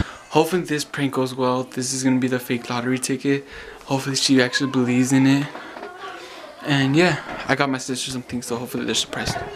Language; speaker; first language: English; early bilingual, other home language; Spanish